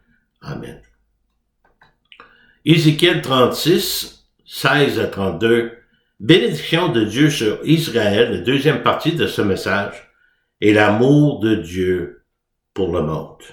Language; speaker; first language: French; native; French